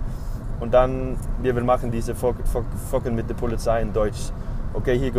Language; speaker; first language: German; non-native, learner; Danish